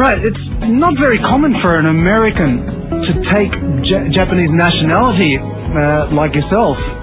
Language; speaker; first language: English; native; English